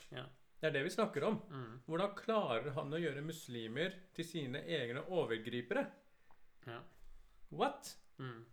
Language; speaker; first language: Norwegian; early bilingual, other home language; Urdu